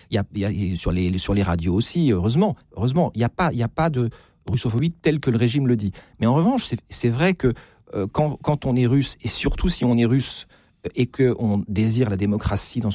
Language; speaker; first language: French; native; French